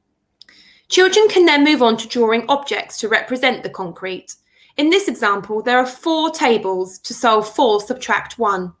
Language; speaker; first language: English; native; English